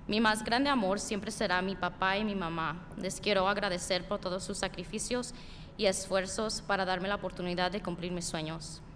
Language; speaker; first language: Spanish; early bilingual, other home language; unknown